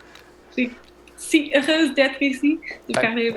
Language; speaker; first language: French; non-native, learner; English